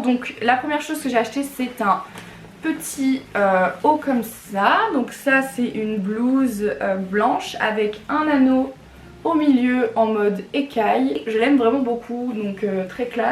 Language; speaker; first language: French; native; French